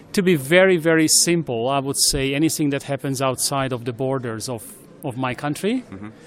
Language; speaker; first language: English; non-native, fluent; Hungarian